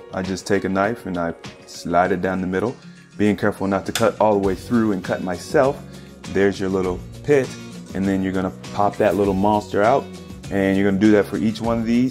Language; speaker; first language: English; native; English